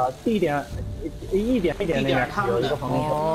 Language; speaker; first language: Chinese; native; Chinese